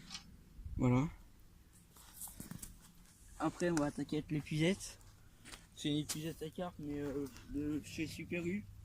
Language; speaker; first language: French; native; French